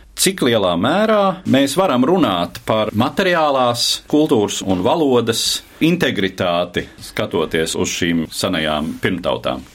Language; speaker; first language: Latvian; native; Latvian